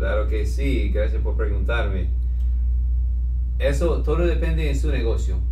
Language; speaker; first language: Spanish; non-native, fluent; English